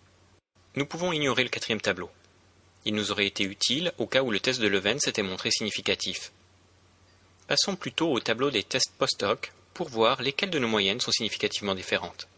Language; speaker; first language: French; native; French